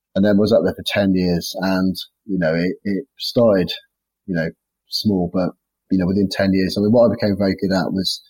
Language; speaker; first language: English; native; English